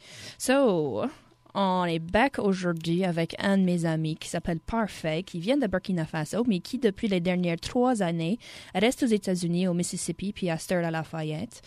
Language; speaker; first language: French; native; French